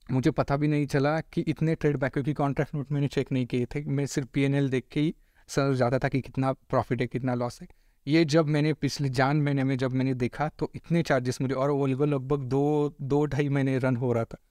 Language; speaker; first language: Hindi; non-native, local second language; Marathi